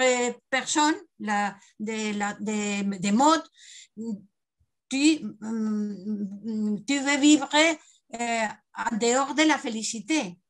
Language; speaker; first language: French; non-native, learner; Spanish